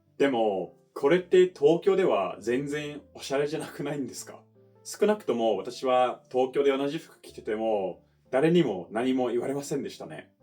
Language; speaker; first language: Japanese; non-native, fluent; English